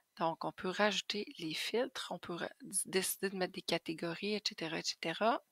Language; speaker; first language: French; native; French